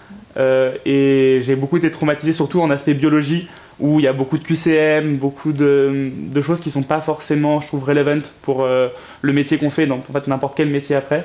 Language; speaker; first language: French; native; French